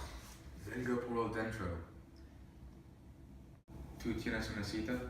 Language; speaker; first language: Spanish; non-native, learner; English